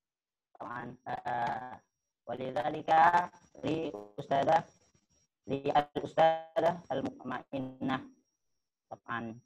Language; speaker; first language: Arabic; non-native, learner; Indonesian